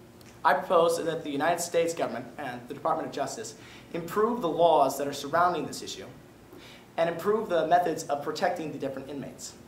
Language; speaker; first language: English; native; English